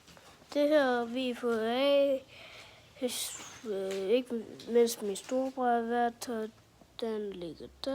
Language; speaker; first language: Danish; native; Danish